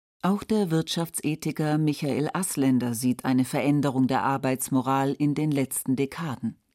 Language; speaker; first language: German; native; German